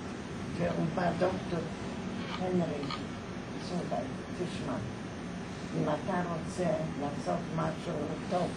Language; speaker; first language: Hebrew; non-native, fluent; Polish